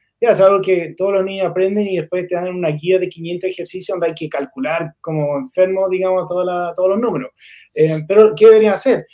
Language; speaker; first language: Spanish; non-native, fluent; English